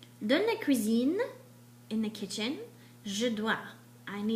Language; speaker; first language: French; non-native, fluent; English